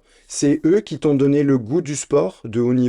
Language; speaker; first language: French; native; French